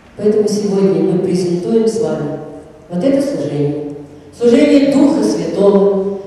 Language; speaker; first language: Russian; native; Russian